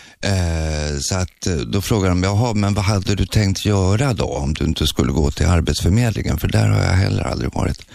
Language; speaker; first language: Swedish; native; Swedish